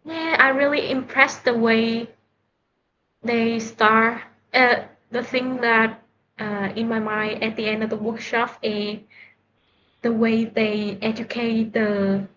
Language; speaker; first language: English; non-native, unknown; Vietnamese